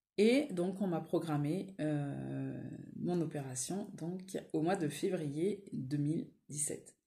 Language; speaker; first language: French; native; French